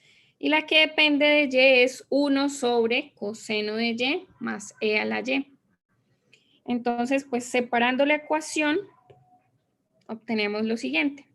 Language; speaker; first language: Spanish; native; Spanish